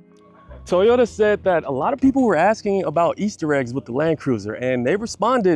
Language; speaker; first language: English; native; English